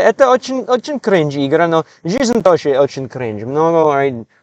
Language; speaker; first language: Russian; non-native, learner; English